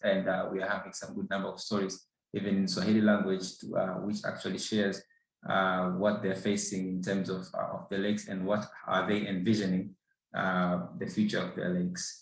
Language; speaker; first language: English; non-native, local second language; Swahili